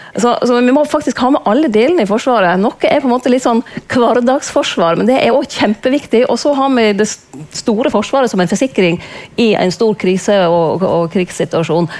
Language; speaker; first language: Norwegian; native; Norwegian